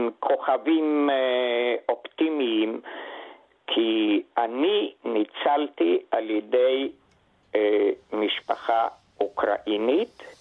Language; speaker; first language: Hebrew; non-native, fluent; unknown